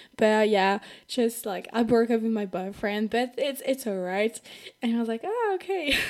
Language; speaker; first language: English; non-native, fluent; French